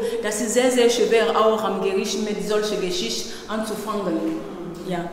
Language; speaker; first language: German; non-native, learner; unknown